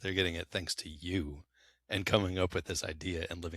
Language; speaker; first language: English; native; English